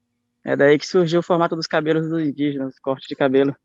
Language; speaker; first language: Portuguese; native; Portuguese